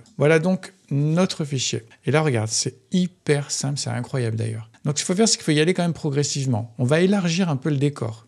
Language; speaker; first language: French; native; French